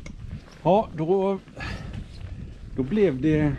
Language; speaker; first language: Swedish; native; Swedish